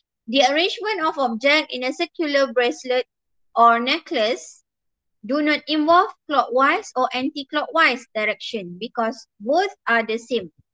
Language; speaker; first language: English; non-native, local second language; Malay